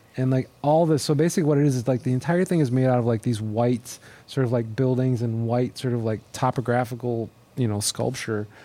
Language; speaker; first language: English; native; English